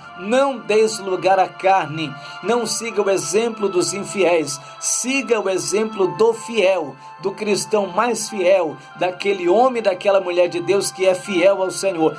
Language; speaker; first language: Portuguese; native; Portuguese